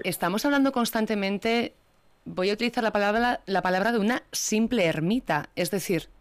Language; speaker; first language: Spanish; native; Spanish